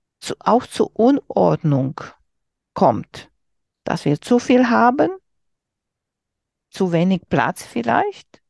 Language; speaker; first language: German; non-native, learner; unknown